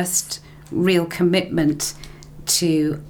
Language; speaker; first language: English; native; English